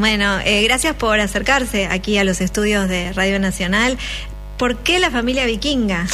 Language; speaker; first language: Spanish; native; Spanish